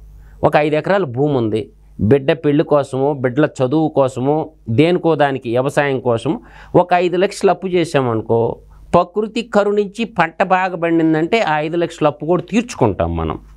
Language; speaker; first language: Telugu; native; Telugu